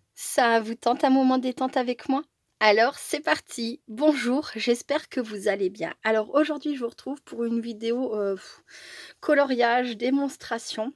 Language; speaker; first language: French; native; French